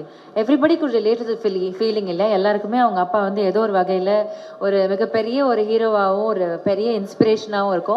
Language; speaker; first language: Tamil; native; Tamil